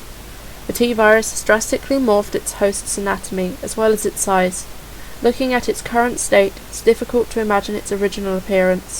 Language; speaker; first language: English; native; English